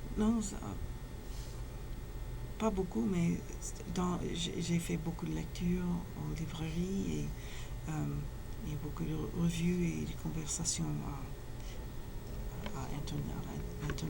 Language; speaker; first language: French; non-native, fluent; English